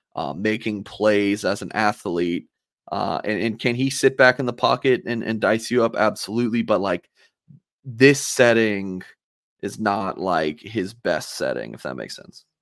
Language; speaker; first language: English; native; English